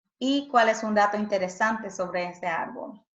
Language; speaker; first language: Spanish; early bilingual, heritage; Spanish